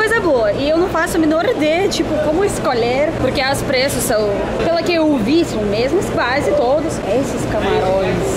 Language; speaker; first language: Portuguese; non-native, fluent; Russian